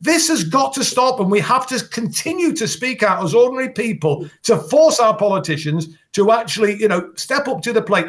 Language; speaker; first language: English; native; English